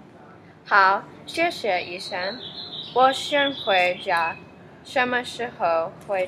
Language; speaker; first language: Chinese; non-native, learner; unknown